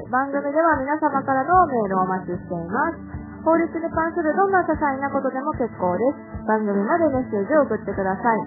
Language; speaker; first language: Japanese; native; Japanese